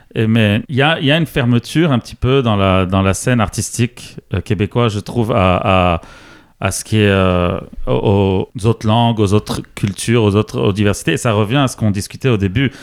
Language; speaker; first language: French; non-native, local second language; Arabic